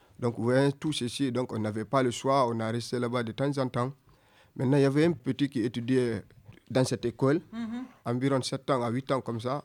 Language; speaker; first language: French; non-native, local second language; Fula